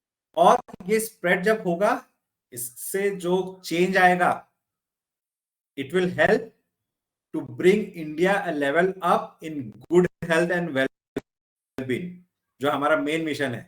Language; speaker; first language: Hindi; native; Hindi